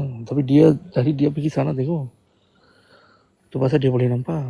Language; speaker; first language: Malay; non-native, local second language; Tamil